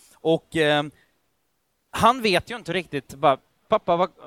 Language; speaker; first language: Swedish; native; Swedish